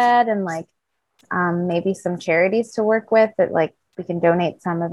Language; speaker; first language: English; native; English